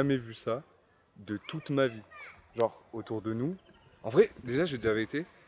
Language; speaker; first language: French; native; French